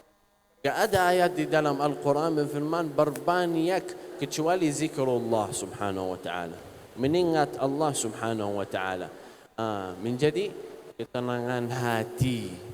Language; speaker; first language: Indonesian; non-native, learner; Arabic